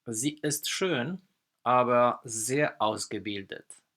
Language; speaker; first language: German; non-native, fluent; Polish